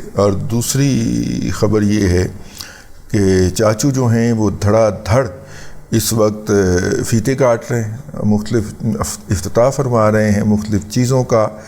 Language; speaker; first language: Urdu; non-native, local second language; Punjabi